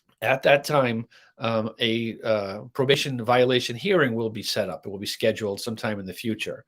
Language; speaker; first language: English; native; English